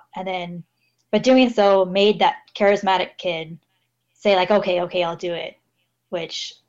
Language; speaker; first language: English; native; English